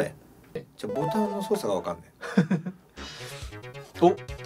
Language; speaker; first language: Japanese; native; Japanese